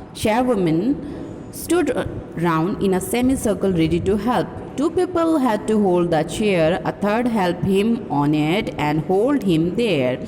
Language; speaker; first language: English; non-native, local second language; Hindi